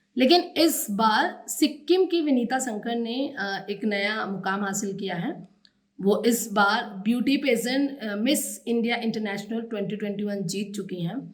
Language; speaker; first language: Hindi; native; Hindi